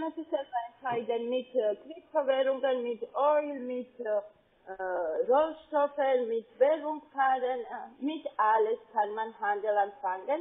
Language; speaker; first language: German; non-native, fluent; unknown